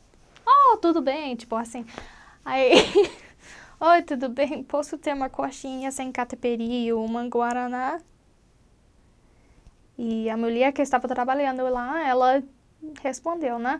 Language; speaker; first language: Portuguese; non-native, learner; English